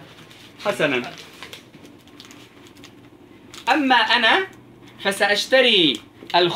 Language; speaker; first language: Arabic; non-native, fluent; Indonesian